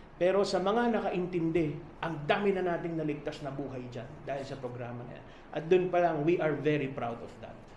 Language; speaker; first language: Filipino; native; Filipino